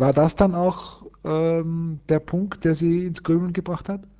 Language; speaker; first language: German; native; German